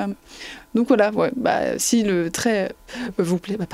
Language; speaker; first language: French; native; French